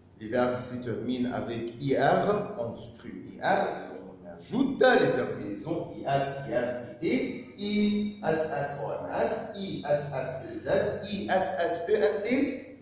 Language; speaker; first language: French; non-native, fluent; Arabic